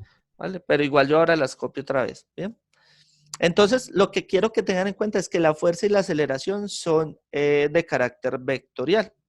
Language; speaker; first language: Spanish; native; Spanish